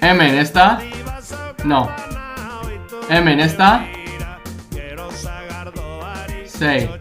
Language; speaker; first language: Basque; non-native, learner; English